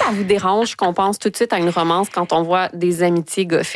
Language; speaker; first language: French; native; French